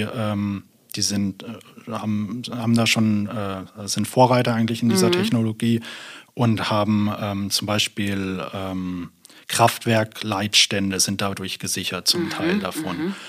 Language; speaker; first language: German; native; German